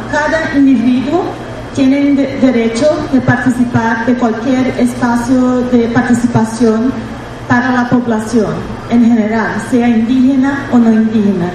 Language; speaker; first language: Spanish; non-native, fluent; Portuguese